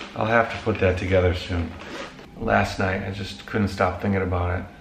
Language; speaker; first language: English; native; English